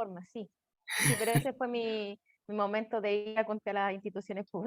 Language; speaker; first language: Spanish; native; Spanish